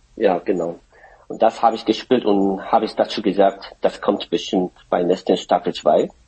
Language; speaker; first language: German; non-native, fluent; Korean